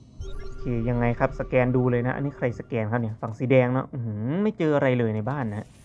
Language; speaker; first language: Thai; native; Thai